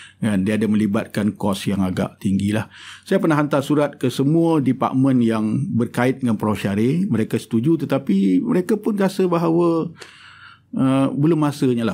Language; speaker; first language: Malay; native; Malay